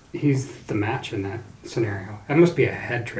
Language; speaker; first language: English; native; English